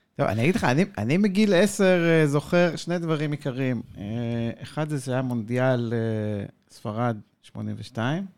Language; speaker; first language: Hebrew; native; Hebrew